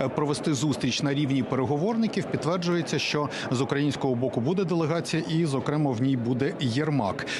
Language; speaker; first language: Ukrainian; native; Ukrainian